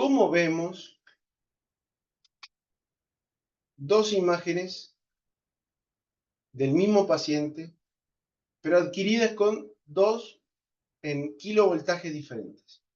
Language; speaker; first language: Spanish; native; Spanish